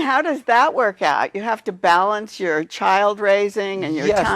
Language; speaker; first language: English; native; English